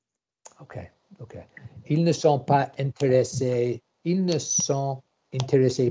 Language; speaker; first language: French; non-native, learner; English